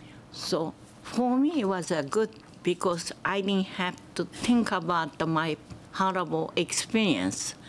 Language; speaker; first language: English; non-native, learner; Japanese